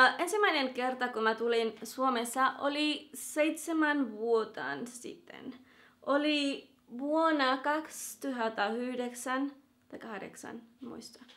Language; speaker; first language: Finnish; non-native, learner; Spanish